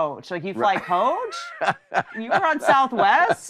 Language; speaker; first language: English; native; English